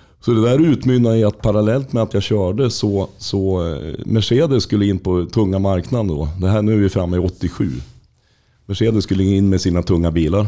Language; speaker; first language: Swedish; native; Swedish